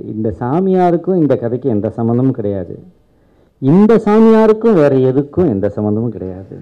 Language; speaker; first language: Tamil; native; Tamil